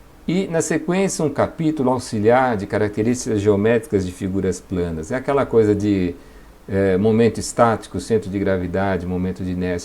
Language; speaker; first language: Portuguese; native; Portuguese